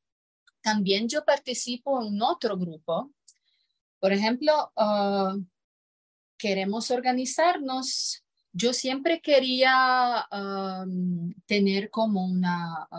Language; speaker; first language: Spanish; non-native, fluent; Croatian